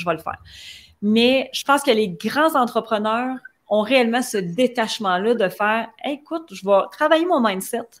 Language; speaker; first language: French; native; French